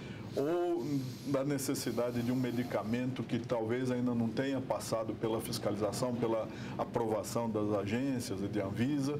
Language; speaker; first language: Portuguese; native; Portuguese